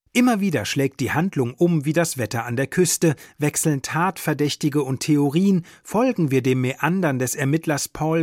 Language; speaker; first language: German; native; German